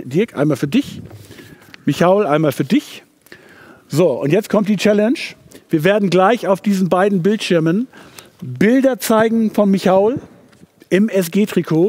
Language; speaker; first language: German; native; German